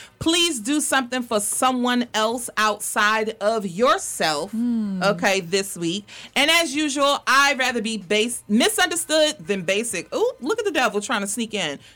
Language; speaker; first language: English; native; English